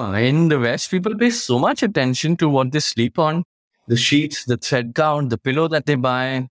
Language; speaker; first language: English; non-native, local second language; Hindi